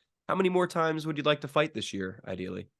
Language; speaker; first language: English; native; English